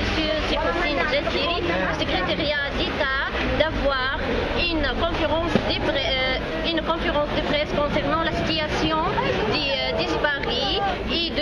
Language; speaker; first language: French; non-native, local second language; Arabic